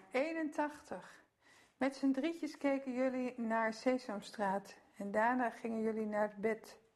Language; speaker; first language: Dutch; native; Dutch